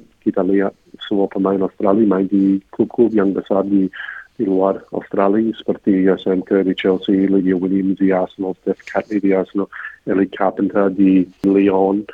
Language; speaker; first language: Indonesian; non-native, fluent; English